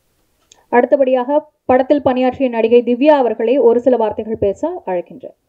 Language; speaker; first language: Tamil; native; Tamil